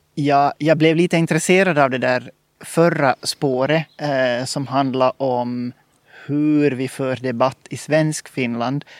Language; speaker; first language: Swedish; native; Swedish